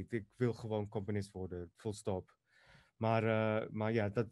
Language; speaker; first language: Dutch; non-native, fluent; Greek